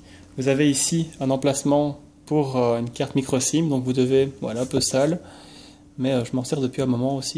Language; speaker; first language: French; native; French